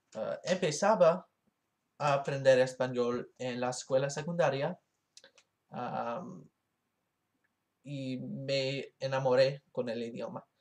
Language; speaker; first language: Spanish; non-native, learner; English